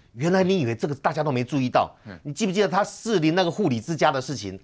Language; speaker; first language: Chinese; native; Chinese